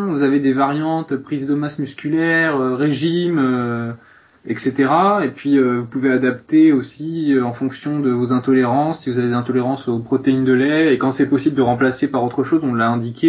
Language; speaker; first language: French; native; French